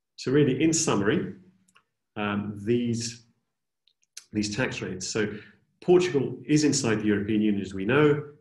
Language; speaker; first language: English; native; English